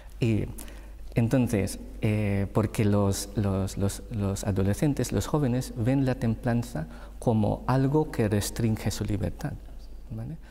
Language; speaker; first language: Spanish; non-native, fluent; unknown